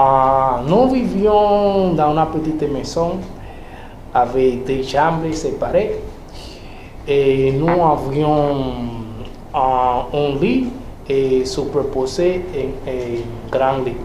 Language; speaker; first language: French; non-native, learner; Spanish